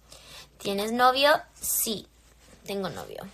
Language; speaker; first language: Spanish; early bilingual, heritage; English